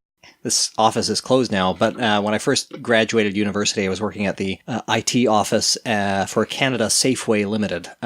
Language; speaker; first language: English; native; English